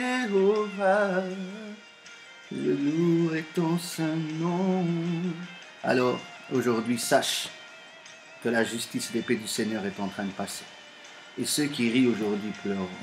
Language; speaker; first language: French; native; French